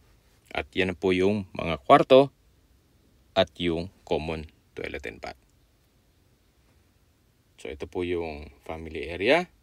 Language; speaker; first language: Filipino; native; Filipino